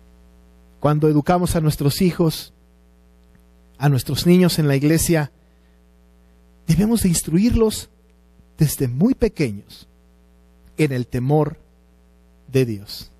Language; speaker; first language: Spanish; native; Spanish